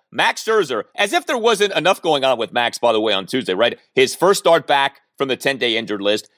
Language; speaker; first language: English; native; English